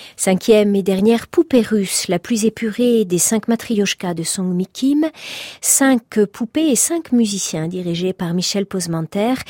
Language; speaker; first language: French; native; French